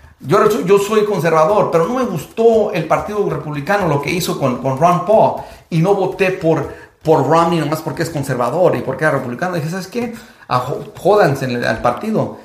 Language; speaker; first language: Spanish; early bilingual, heritage; Spanish